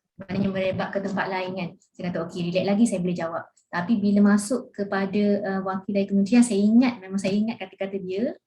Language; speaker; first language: Malay; native; Malay